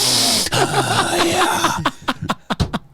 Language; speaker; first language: English; native; English